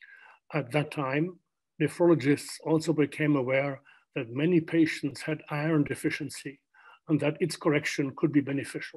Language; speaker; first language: English; non-native, fluent; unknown